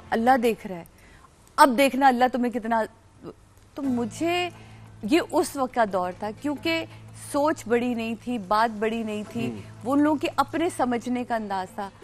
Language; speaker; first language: Urdu; native; Urdu